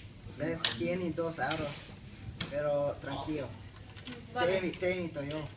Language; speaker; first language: Spanish; non-native, learner; Norwegian